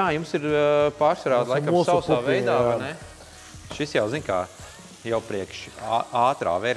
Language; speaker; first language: Latvian; native; Latvian